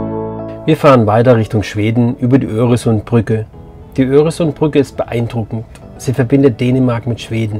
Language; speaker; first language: German; native; German